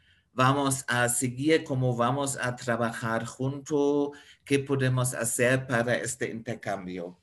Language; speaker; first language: Spanish; non-native, fluent; German